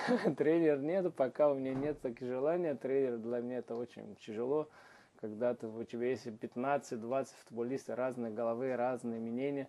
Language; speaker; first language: Russian; non-native, learner; Portuguese